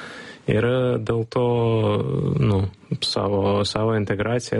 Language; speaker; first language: Lithuanian; non-native, learner; Ukrainian